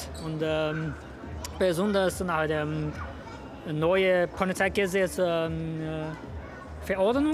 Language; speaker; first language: German; non-native, learner; Chinese